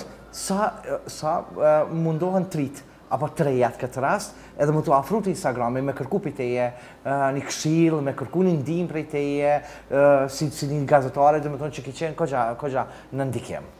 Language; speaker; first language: Albanian; native; Albanian